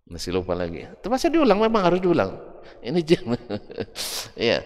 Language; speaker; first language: Indonesian; non-native, local second language; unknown